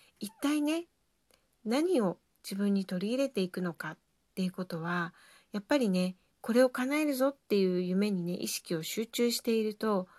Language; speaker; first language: Japanese; native; Japanese